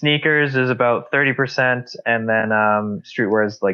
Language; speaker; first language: English; native; English